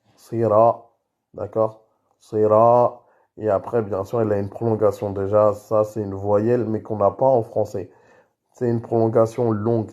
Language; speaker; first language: French; native; French